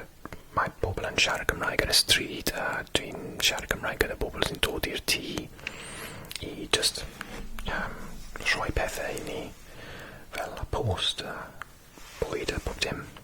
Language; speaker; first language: Welsh; non-native, local second language; English